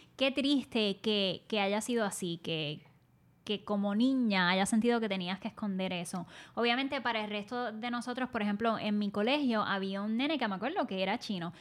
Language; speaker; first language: Spanish; native; Spanish